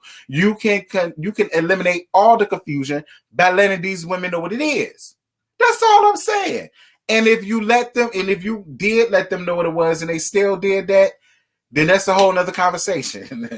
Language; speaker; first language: English; native; English